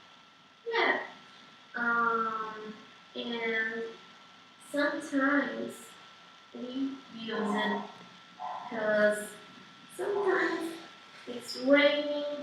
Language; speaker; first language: English; non-native, learner; Portuguese